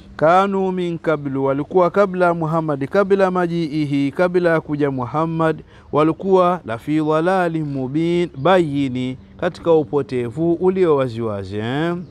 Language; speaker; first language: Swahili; native; Swahili